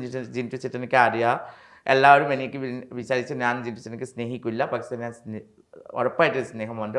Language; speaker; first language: Malayalam; non-native, learner; Assamese